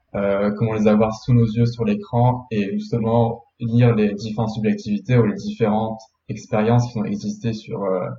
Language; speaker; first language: French; non-native, local second language; Arabic